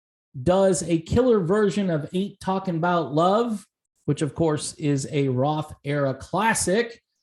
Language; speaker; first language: English; native; English